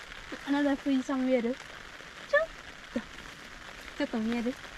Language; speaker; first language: Japanese; non-native, learner; Vietnamese